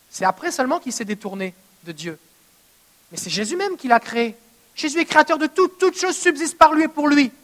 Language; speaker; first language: French; native; French